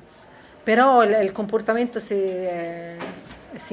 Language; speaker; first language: Spanish; non-native, learner; Italian